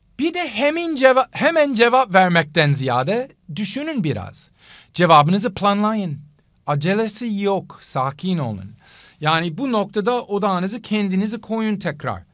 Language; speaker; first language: Turkish; non-native, fluent; English